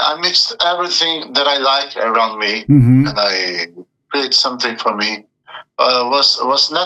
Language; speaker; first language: English; non-native, learner; Portuguese